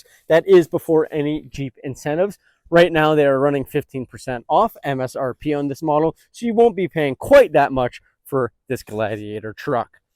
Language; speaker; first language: English; native; English